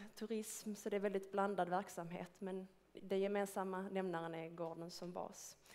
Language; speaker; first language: Swedish; native; Swedish